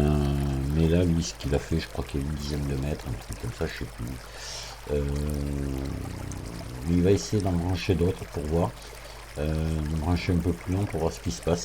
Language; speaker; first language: French; native; French